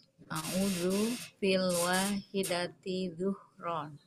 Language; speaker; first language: Arabic; non-native, learner; Indonesian